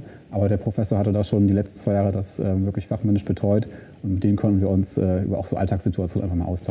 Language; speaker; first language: German; native; German